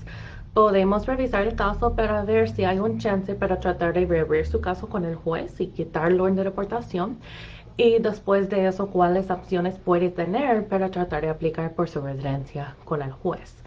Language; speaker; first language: Spanish; non-native, fluent; English